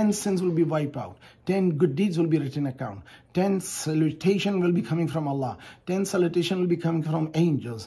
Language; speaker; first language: English; non-native, fluent; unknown